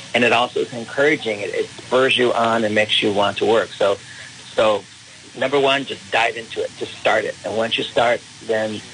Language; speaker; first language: English; native; English